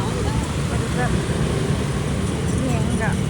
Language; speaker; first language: English; non-native, learner; Indonesian